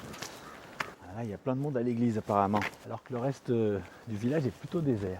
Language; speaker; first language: French; native; French